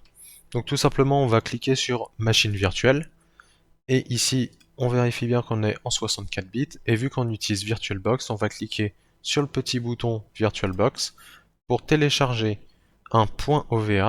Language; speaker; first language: French; native; French